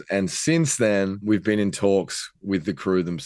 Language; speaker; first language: English; native; English